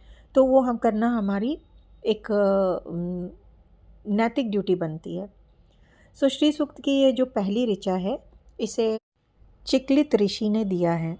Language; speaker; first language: Hindi; native; Hindi